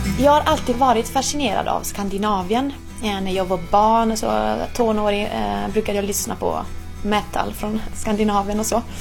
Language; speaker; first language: Swedish; non-native, fluent; Italian